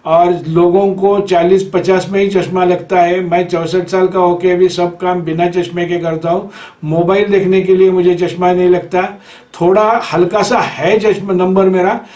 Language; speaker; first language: Hindi; non-native, local second language; Marathi